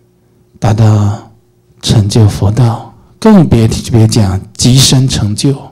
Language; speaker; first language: Chinese; native; Chinese